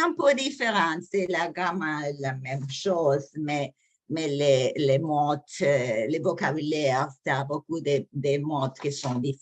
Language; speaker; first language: French; non-native, learner; English